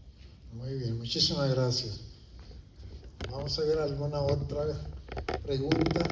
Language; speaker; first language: Spanish; non-native, fluent; Papiamento